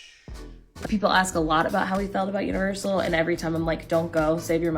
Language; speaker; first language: English; native; English